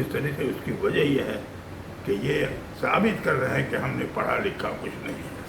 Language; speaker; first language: Hindi; native; Hindi